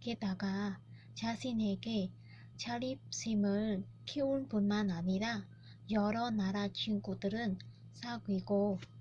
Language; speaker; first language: Korean; non-native, learner; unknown